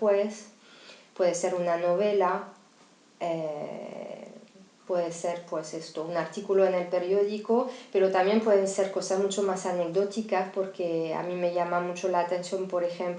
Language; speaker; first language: Spanish; non-native, fluent; French